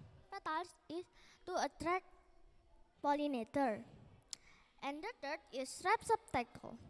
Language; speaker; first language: English; non-native, learner; Indonesian